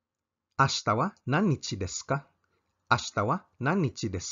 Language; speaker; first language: Japanese; non-native, fluent; Cebuano